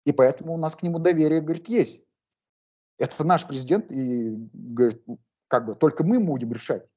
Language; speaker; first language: Russian; non-native, local second language; Kazakh